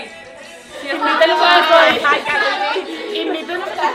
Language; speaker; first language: Spanish; native; Spanish